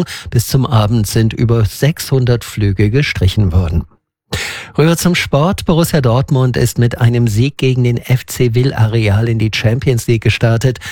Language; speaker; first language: German; native; German